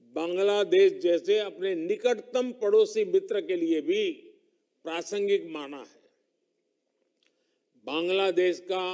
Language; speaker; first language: Hindi; non-native, local second language; Gujarati